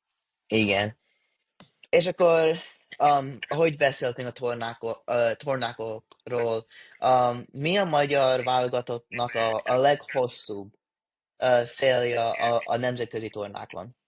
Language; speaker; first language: Hungarian; early bilingual, heritage; English